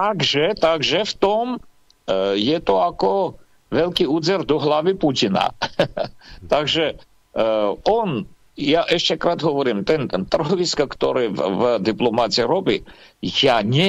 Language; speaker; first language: Slovak; non-native, fluent; Armenian